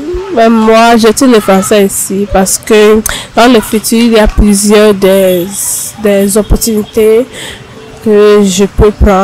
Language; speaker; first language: French; non-native, learner; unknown